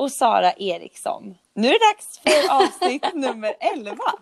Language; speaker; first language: Swedish; native; Swedish